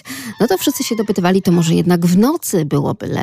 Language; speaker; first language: Polish; native; Polish